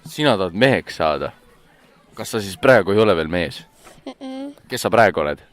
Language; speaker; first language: Estonian; native; Estonian